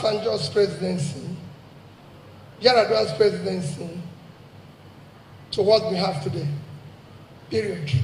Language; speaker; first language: English; non-native, local second language; Igbo